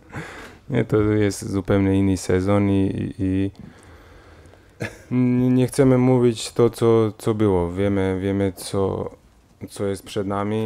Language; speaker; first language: Polish; non-native, fluent; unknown